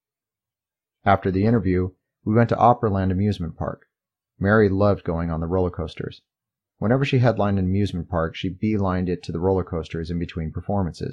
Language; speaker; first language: English; native; English